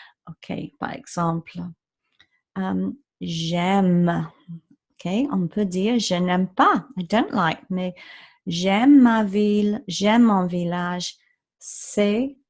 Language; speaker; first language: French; non-native, fluent; English